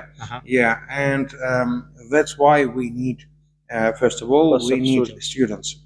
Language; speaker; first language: English; non-native, learner; Russian